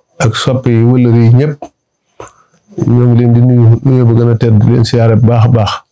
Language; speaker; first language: Wolof; native; Wolof